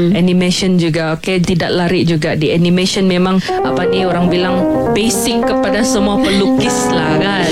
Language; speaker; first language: Malay; native; Malay